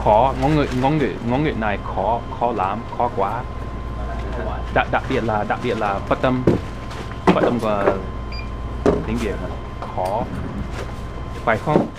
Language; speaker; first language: Vietnamese; non-native, learner; English